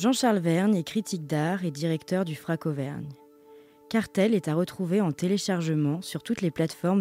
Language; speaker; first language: French; native; French